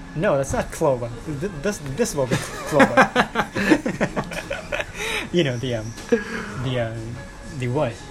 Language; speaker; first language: English; non-native, learner; Japanese